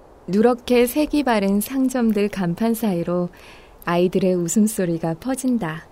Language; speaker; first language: Korean; native; Korean